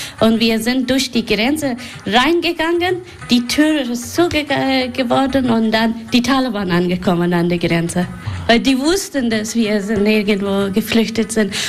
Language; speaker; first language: German; non-native, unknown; Persian